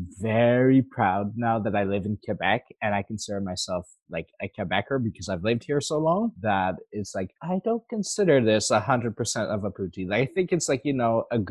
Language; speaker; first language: English; native; English